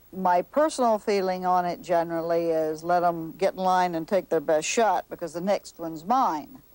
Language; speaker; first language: English; native; English